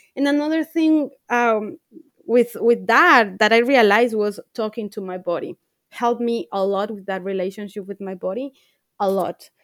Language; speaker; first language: English; non-native, fluent; Spanish